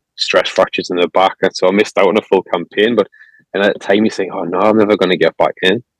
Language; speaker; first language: English; native; English